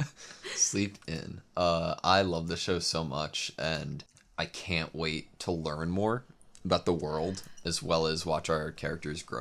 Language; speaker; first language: English; native; English